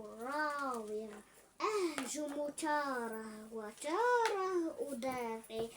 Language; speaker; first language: Arabic; native; Arabic